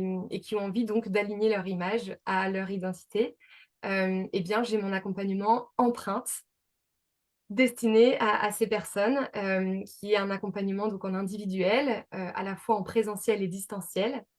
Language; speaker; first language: French; native; French